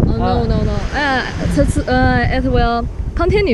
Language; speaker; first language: English; non-native, learner; Chinese